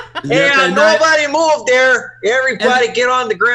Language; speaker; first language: English; native; English